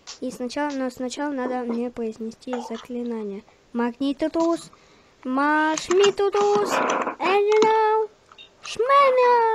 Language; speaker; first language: Russian; native; Russian